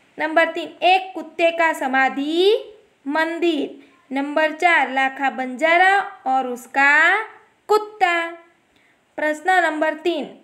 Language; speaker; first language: Hindi; non-native, local second language; Gujarati